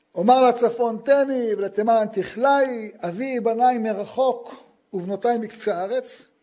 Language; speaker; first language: Hebrew; native; Hebrew